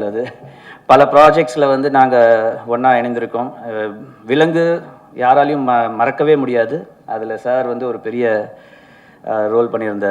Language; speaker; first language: Tamil; native; Tamil